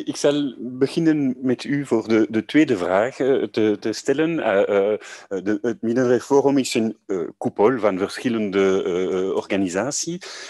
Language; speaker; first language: Dutch; non-native, learner; French